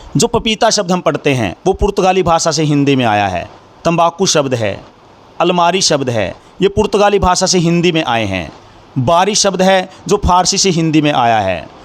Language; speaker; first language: Hindi; native; Hindi